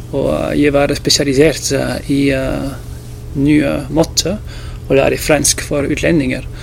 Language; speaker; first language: Norwegian; non-native, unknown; French